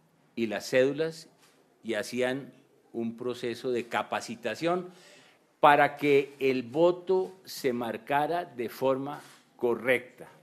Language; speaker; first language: Spanish; native; Spanish